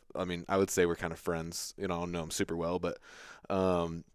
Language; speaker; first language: English; native; English